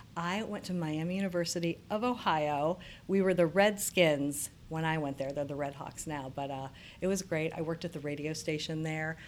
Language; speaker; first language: English; native; English